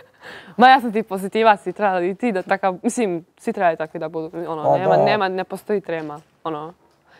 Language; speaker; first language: Serbian; native; Serbian